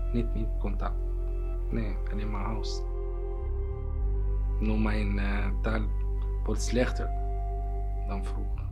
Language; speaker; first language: Dutch; non-native, learner; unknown